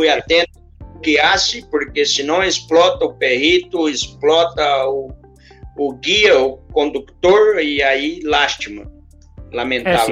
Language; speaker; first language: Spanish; non-native, learner; Portuguese